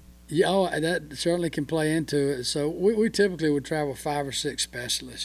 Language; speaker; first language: English; native; English